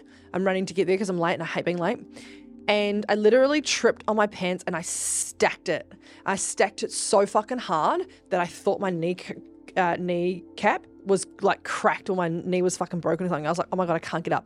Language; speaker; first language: English; native; English